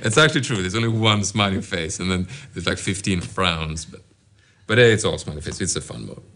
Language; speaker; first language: English; non-native, fluent; Swedish